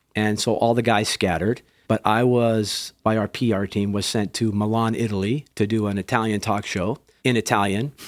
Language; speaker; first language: English; native; English